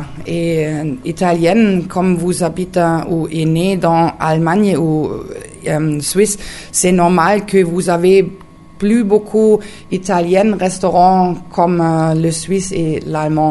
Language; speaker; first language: French; non-native, learner; German